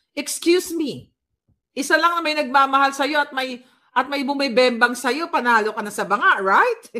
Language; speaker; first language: Filipino; non-native, local second language; Hiligaynon